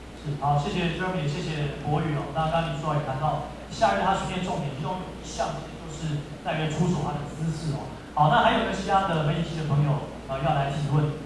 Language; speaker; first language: Chinese; native; Chinese